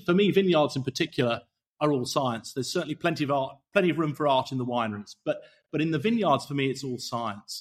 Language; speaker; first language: English; native; English